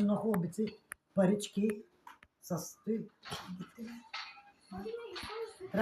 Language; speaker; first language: Bulgarian; non-native, local second language; Turkish